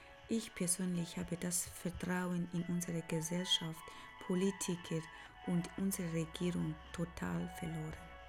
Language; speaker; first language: German; non-native, fluent; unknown